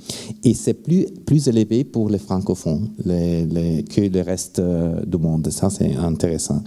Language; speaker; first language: French; non-native, fluent; Italian